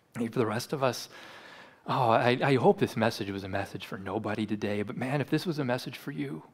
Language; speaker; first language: English; native; English